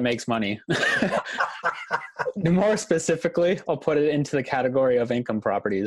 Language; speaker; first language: English; native; English